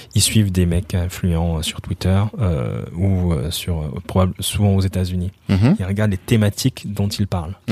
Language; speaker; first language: French; native; French